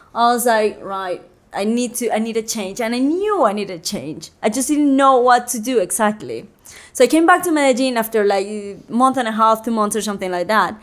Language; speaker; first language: English; non-native, fluent; Spanish